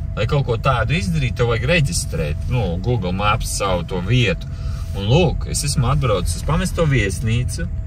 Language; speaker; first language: Latvian; non-native, local second language; Russian